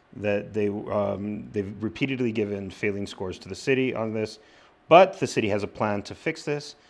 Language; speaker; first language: English; early bilingual, other home language; Spanish